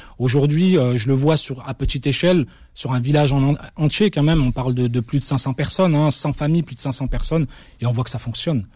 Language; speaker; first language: French; early bilingual, other home language; Arabic